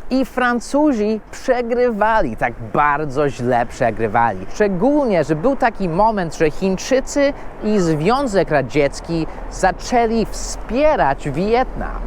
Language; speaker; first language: Polish; non-native, fluent; English